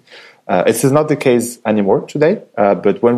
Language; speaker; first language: English; non-native, fluent; French